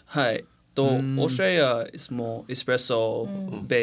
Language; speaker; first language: Japanese; non-native, learner; English